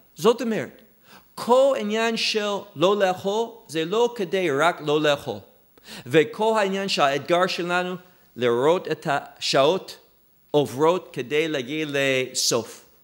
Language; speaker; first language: Hebrew; non-native, fluent; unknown